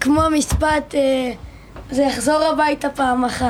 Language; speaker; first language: Hebrew; early bilingual, other home language; English